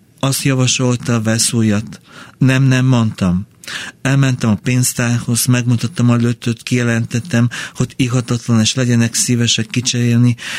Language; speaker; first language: Hungarian; non-native, fluent; Bulgarian